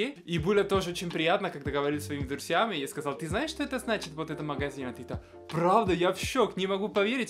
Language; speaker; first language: Russian; non-native, fluent; Spanish